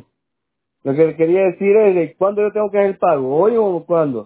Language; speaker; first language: Spanish; native; Spanish